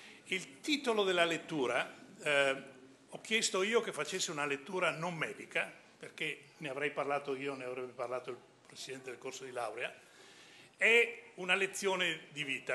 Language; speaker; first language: Italian; native; Italian